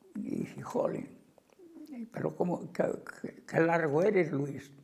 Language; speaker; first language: Spanish; native; Spanish